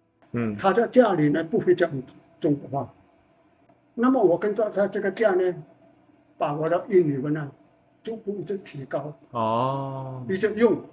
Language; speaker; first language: Chinese; early bilingual, heritage; Chinese